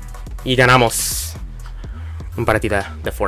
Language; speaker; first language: Spanish; early bilingual, heritage; Spanish